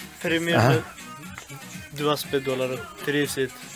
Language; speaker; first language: Russian; non-native, learner; Turkish